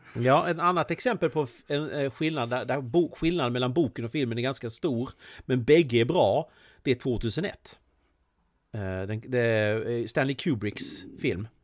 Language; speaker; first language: Swedish; native; Swedish